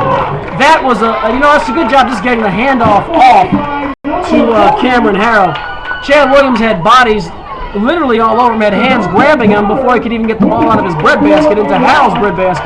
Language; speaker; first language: English; native; English